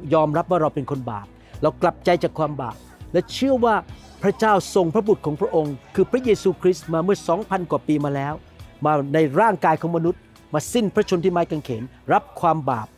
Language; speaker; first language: Thai; native; Thai